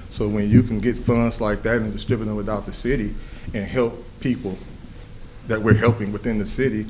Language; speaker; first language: English; native; English